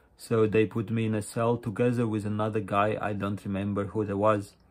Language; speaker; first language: English; non-native, fluent; Latvian